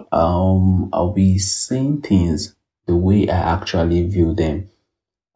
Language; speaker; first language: English; non-native, local second language; Yoruba